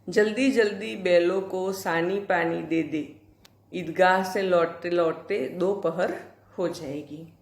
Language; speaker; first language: Hindi; non-native, local second language; Gujarati